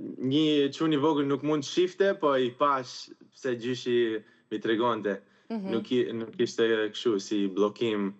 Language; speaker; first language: Albanian; early bilingual, heritage; Albanian